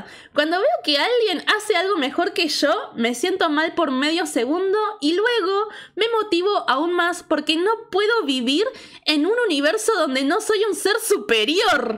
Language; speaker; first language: Spanish; native; Spanish